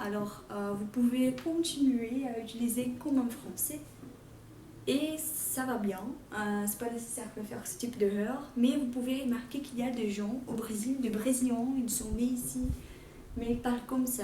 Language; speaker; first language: French; non-native, fluent; Portuguese